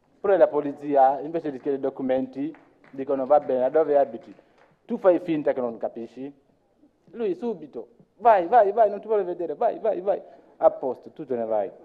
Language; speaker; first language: Italian; non-native, learner; Luo (Kenya and Tanzania)